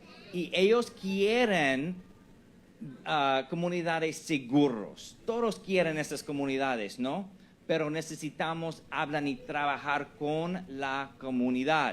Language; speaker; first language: Spanish; non-native, fluent; English